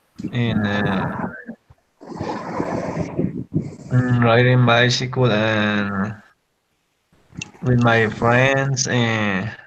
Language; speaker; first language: English; non-native, learner; Spanish